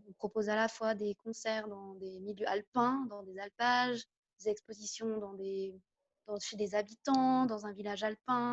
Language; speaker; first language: French; native; French